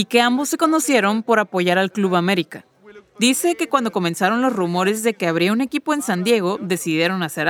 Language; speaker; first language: Spanish; native; Spanish